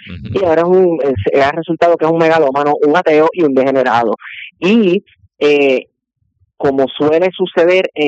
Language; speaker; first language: Spanish; native; Spanish